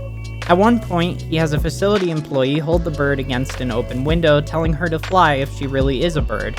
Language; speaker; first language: English; native; English